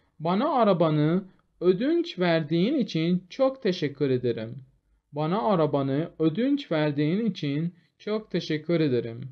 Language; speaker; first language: Turkish; non-native, fluent; Persian